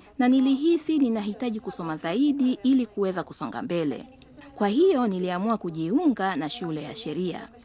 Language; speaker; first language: Swahili; native; Swahili